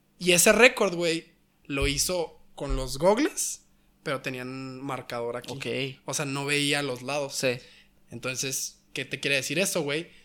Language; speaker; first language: Spanish; native; Spanish